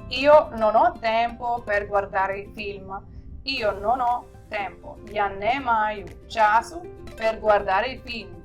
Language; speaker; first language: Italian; non-native, fluent; Ukrainian